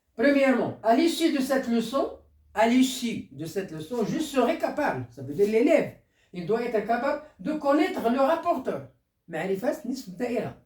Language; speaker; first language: French; non-native, local second language; Arabic